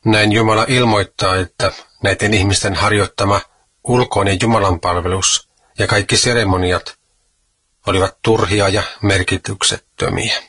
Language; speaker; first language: Finnish; native; Finnish